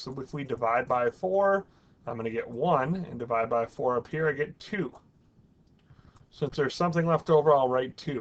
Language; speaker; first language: English; native; English